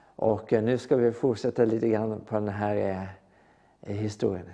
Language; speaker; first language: Swedish; non-native, fluent; Norwegian